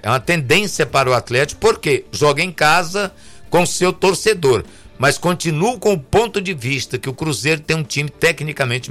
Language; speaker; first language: Portuguese; native; Portuguese